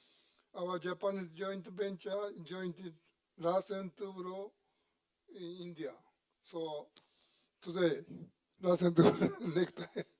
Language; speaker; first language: English; non-native, learner; Japanese